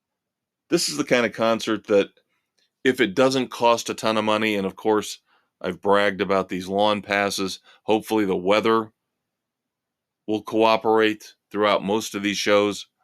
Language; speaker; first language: English; native; English